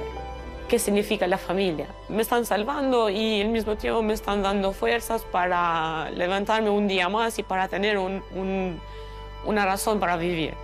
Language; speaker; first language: Spanish; non-native, fluent; Albanian